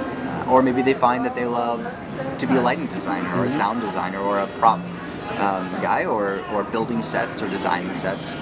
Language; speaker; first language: English; early bilingual, other home language; Hebrew